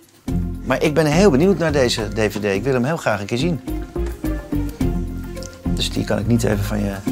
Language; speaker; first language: Dutch; native; Dutch